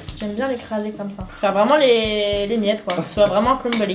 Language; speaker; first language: French; early bilingual, heritage; French